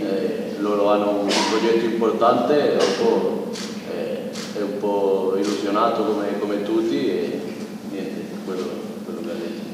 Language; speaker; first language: Italian; non-native, fluent; Spanish